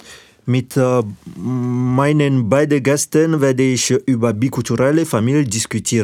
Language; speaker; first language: German; non-native, fluent; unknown